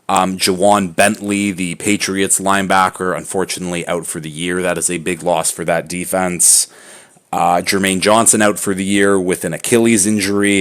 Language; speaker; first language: English; native; English